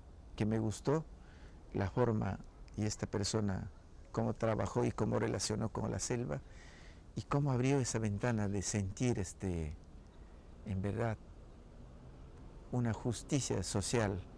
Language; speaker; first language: Spanish; non-native, local second language; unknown